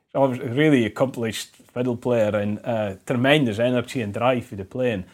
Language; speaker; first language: English; native; English